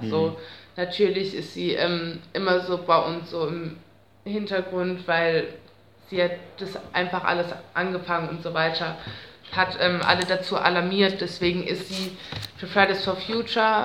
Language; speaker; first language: German; native; German